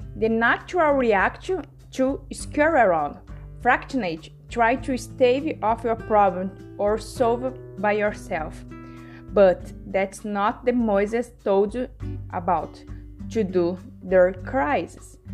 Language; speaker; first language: English; non-native, learner; Portuguese